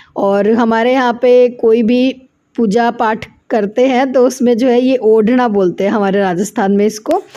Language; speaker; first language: Hindi; native; Hindi